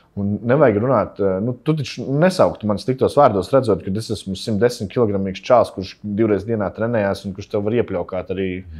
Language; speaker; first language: Latvian; native; Latvian